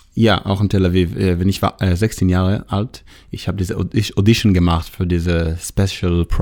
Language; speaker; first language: German; non-native, learner; Hebrew